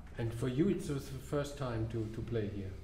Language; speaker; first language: English; non-native, fluent; German